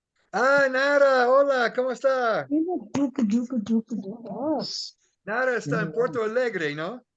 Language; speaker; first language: Spanish; non-native, fluent; English